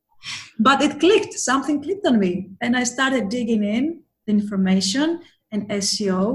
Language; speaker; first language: English; non-native, fluent; Greek